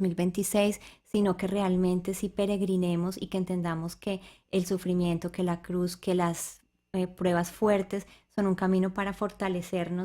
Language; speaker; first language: Spanish; native; Spanish